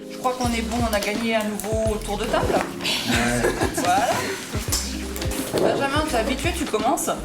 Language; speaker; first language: French; native; French